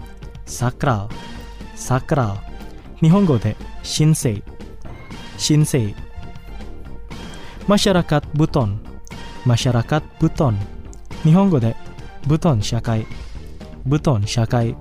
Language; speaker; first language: Japanese; non-native, fluent; Indonesian